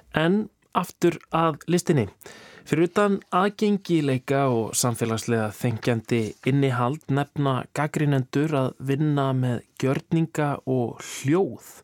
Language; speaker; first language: Icelandic; native; Icelandic